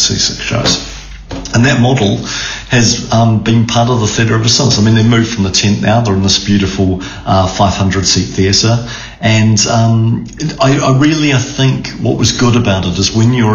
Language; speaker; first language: English; native; English